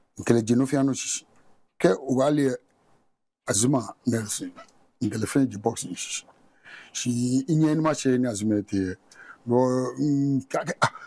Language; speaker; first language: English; non-native, local second language; Ga